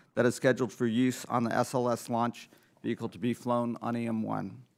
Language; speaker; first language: English; native; English